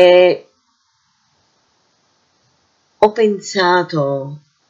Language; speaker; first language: Italian; non-native, fluent; English